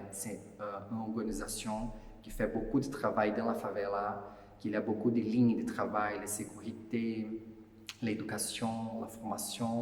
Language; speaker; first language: French; non-native, fluent; Portuguese